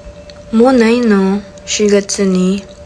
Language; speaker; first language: Japanese; non-native, learner; Filipino